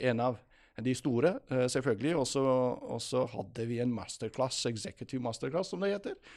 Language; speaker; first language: Norwegian; non-native, fluent; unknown